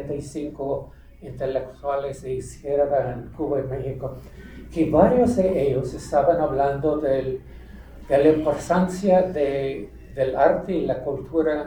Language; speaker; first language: Spanish; non-native, fluent; English